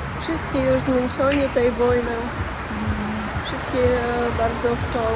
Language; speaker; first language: Polish; non-native, learner; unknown